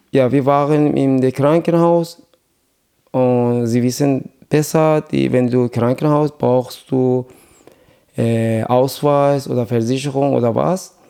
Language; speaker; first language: German; non-native, learner; Persian